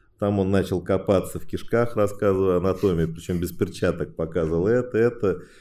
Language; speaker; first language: Russian; early bilingual, other home language; Chinese